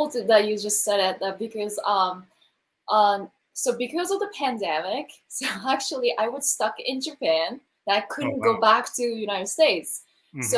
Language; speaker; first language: English; non-native, learner; Japanese